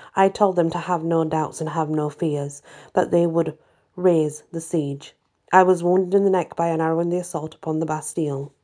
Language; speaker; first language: English; native; English